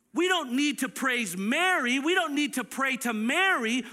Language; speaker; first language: English; early bilingual, other home language; Filipino